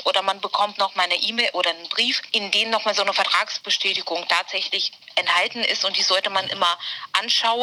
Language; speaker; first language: German; native; German